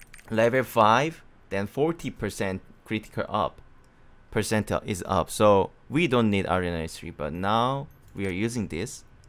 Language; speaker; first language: English; non-native, learner; Korean